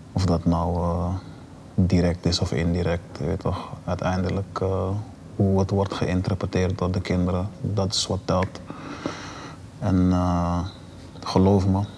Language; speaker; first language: Dutch; native; Dutch